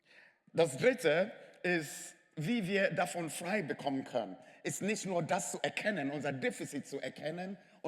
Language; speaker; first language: German; non-native, fluent; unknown